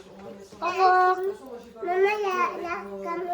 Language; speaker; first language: French; native; French